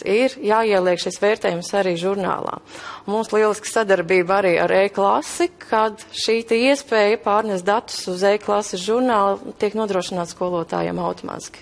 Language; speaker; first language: Latvian; native; Latvian